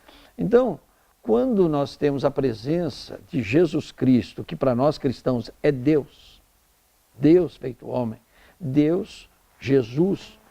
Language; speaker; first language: Portuguese; native; Portuguese